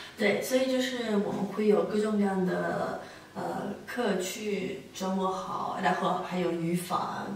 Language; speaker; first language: Chinese; non-native, fluent; Italian